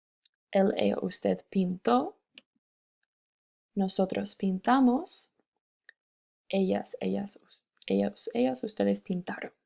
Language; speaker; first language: Spanish; non-native, fluent; English